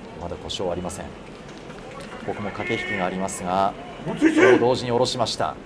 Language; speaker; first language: Japanese; native; Japanese